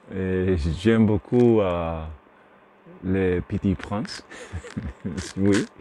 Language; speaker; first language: French; non-native, learner; Spanish